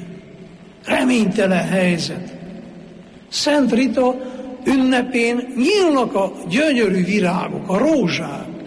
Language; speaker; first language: Hungarian; native; Hungarian